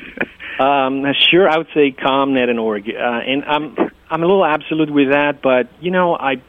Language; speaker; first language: English; non-native, fluent; Greek